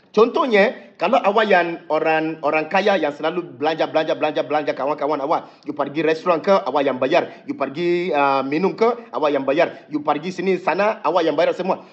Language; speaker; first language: Malay; non-native, fluent; Yoruba